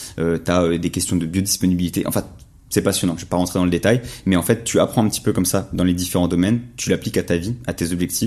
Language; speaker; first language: French; native; French